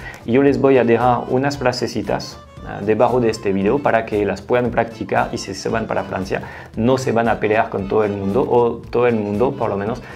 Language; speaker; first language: Spanish; non-native, fluent; French